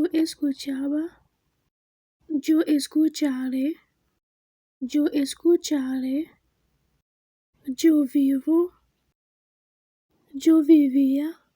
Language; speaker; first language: Spanish; non-native, fluent; Haitian Creole